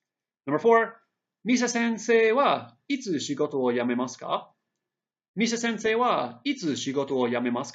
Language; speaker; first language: Japanese; non-native, fluent; English